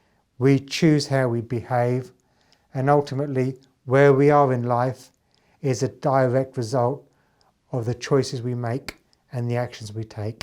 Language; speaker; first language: English; native; English